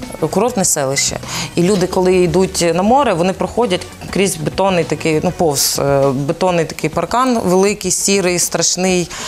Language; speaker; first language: Ukrainian; native; Ukrainian